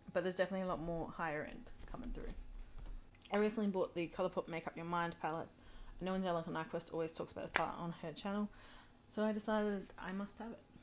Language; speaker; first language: English; native; English